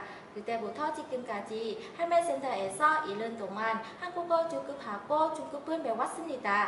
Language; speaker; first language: Korean; non-native, learner; Vietnamese